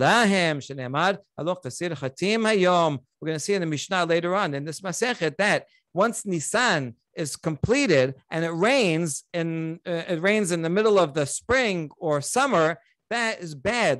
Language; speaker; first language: English; native; English